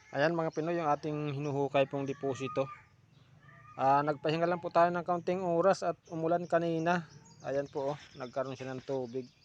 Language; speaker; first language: Filipino; non-native, local second language; Bikol